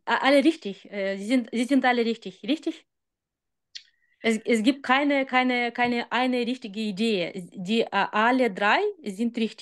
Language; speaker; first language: German; non-native, learner; Russian